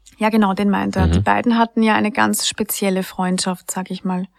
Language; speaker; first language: German; native; German